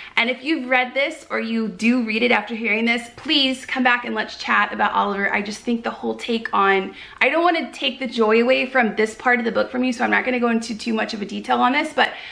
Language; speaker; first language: English; native; English